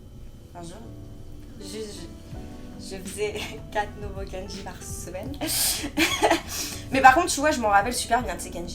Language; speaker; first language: French; native; French